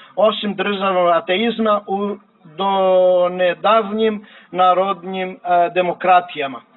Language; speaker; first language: Serbian; non-native, fluent; Greek